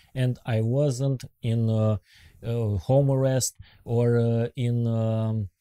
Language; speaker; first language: English; non-native, learner; Romanian